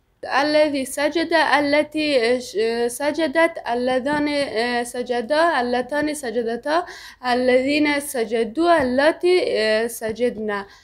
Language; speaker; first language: Arabic; non-native, learner; Persian